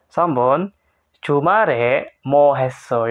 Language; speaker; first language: Korean; non-native, fluent; Indonesian